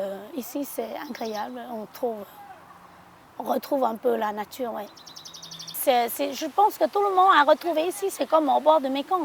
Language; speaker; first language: French; non-native, learner; Hmong